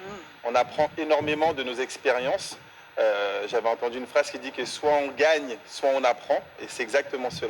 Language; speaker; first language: French; native; French